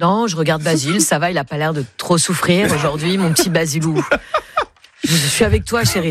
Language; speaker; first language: French; native; French